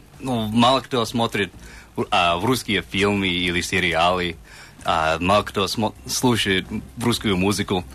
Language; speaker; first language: Russian; non-native, fluent; English